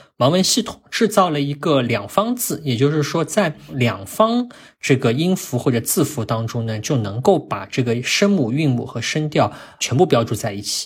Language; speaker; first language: Chinese; native; Chinese